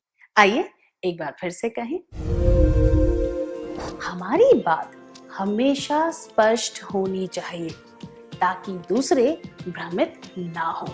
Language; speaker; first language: Hindi; native; Hindi